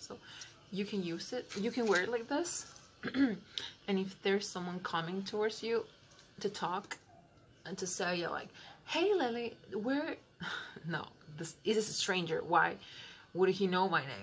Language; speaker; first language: English; non-native, fluent; Spanish